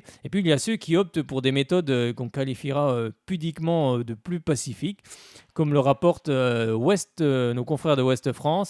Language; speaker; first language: French; native; French